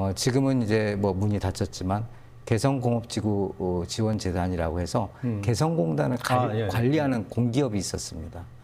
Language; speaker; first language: Korean; native; Korean